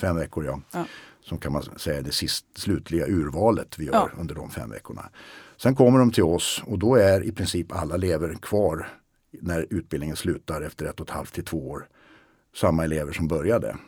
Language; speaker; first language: Swedish; native; Swedish